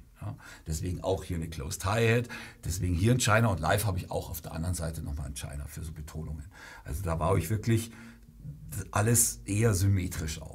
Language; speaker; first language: German; native; German